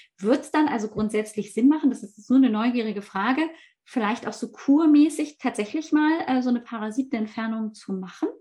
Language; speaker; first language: German; native; German